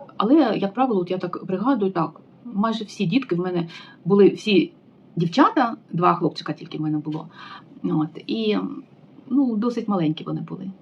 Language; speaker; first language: Ukrainian; native; Ukrainian